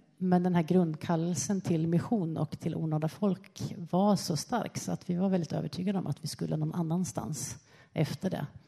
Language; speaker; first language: Swedish; native; Swedish